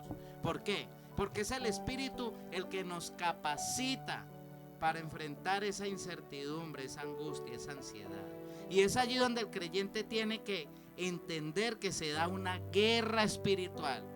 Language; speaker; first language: Spanish; native; Spanish